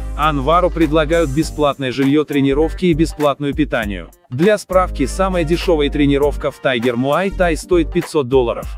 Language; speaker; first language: Russian; non-native, local second language; Uzbek